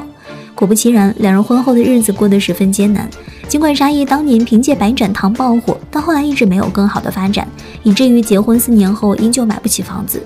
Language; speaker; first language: Chinese; native; Chinese